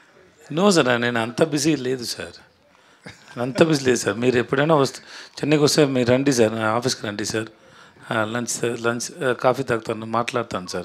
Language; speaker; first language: Telugu; non-native, learner; Tamil